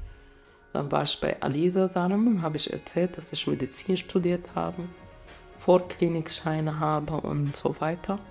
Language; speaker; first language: German; non-native, fluent; Arabic